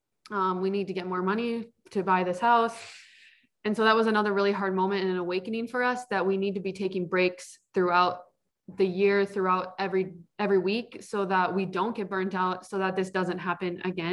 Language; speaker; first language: English; native; English